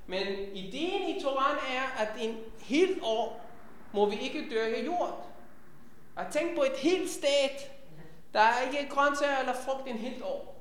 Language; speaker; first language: Danish; non-native, fluent; Hebrew